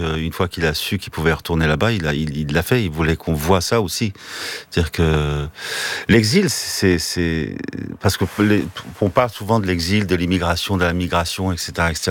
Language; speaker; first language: French; early bilingual, other home language; Armenian